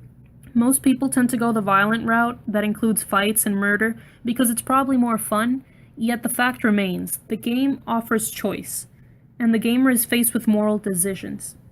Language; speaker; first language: English; native; English